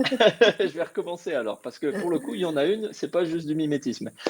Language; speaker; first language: French; native; French